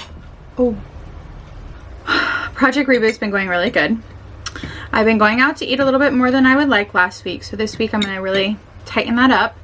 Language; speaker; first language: English; native; English